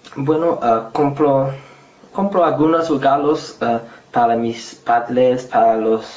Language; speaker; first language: Spanish; non-native, fluent; English